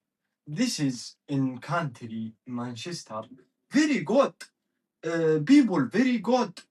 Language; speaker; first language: English; non-native, learner; Arabic